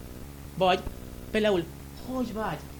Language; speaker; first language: Hungarian; non-native, learner; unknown